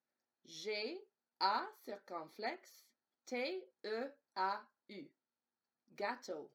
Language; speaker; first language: French; non-native, fluent; English